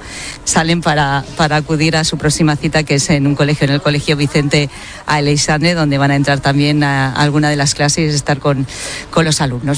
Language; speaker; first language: Spanish; native; Spanish